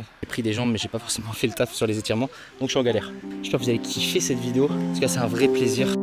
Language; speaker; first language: French; native; French